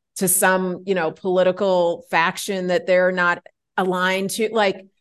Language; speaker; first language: English; native; English